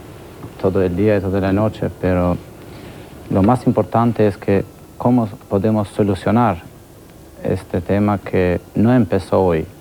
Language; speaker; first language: Spanish; non-native, fluent; Albanian